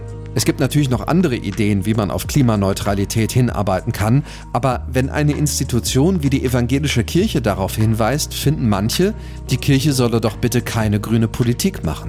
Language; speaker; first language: German; native; German